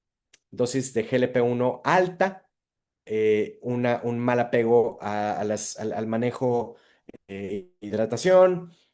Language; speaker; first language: Spanish; native; Spanish